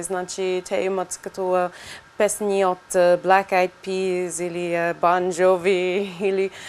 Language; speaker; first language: Bulgarian; non-native, learner; English